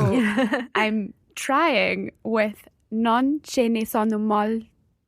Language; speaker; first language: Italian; non-native, learner; English